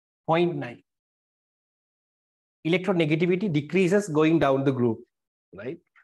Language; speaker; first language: English; non-native, local second language; Sinhala